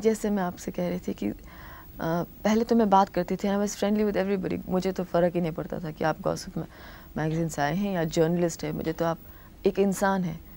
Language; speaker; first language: Hindi; non-native, local second language; Telugu